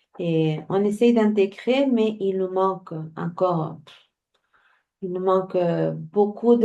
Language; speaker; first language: French; non-native, fluent; Spanish